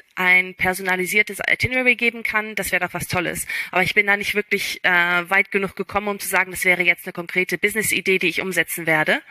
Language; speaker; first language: German; early bilingual, other home language; English